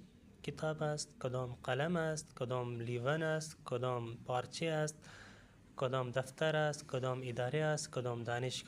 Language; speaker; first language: Persian; non-native, fluent; Urdu